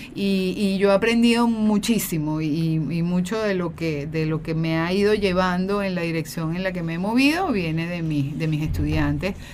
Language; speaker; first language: Spanish; native; Spanish